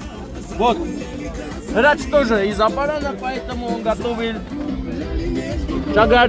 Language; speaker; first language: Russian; non-native, learner; Armenian